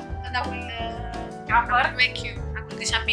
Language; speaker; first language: English; non-native, learner; Indonesian